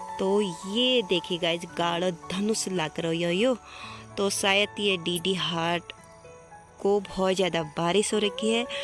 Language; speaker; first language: Hindi; non-native, local second language; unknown